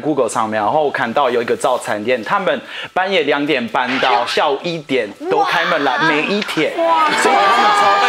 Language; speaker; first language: Chinese; non-native, fluent; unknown